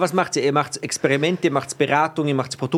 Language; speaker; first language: German; native; German